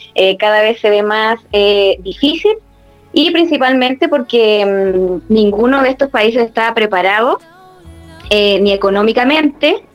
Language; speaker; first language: Spanish; native; Spanish